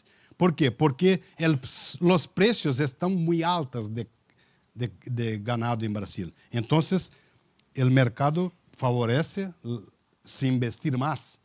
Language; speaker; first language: Spanish; non-native, learner; Portuguese